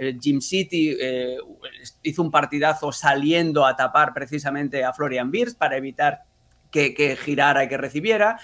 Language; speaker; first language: Spanish; native; Spanish